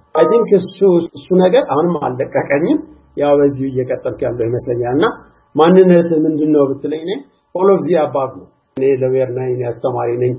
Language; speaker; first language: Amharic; non-native, local second language; Tigrinya